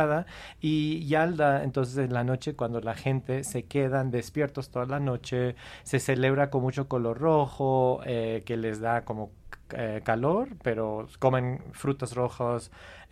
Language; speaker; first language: Spanish; non-native, fluent; English